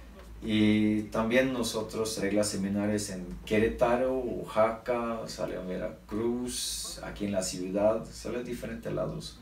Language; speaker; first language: Spanish; non-native, learner; Norwegian